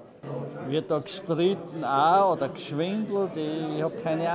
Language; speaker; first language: German; native; German